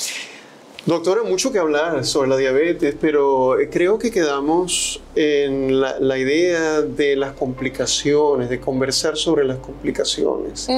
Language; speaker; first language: Spanish; native; Spanish